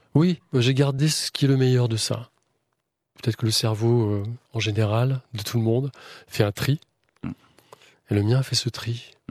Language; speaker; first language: French; native; French